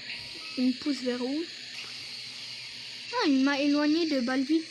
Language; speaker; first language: French; native; French